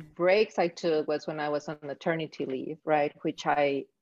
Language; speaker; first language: English; non-native, fluent; Spanish